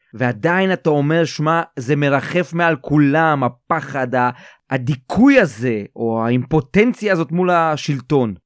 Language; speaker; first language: Hebrew; native; Hebrew